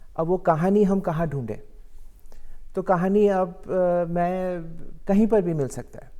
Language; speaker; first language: Hindi; non-native, local second language; Bangla